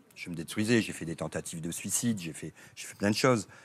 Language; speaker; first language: French; native; French